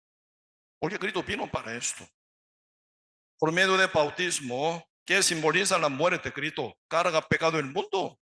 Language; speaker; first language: Spanish; non-native, learner; Korean